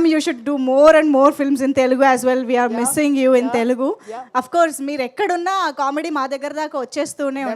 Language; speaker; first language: Telugu; native; Telugu